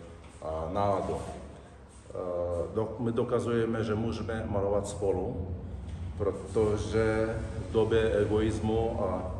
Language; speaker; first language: Czech; non-native, fluent; Romanian